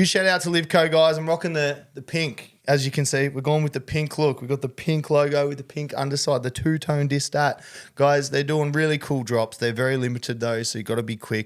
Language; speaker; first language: English; native; English